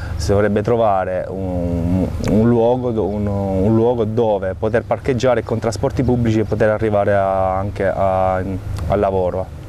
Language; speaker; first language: Italian; native; Italian